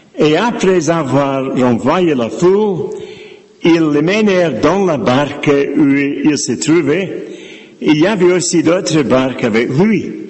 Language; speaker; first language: French; non-native, fluent; English